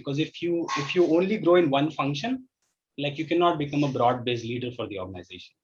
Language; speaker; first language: English; non-native, local second language; Hindi